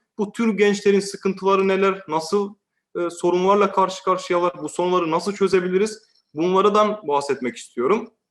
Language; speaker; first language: Turkish; native; Turkish